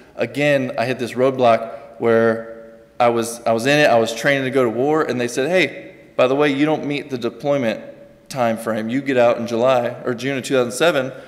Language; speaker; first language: English; native; English